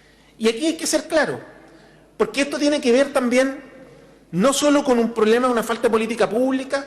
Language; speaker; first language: Spanish; native; Spanish